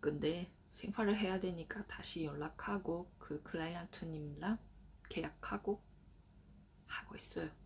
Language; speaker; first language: Korean; non-native, learner; Japanese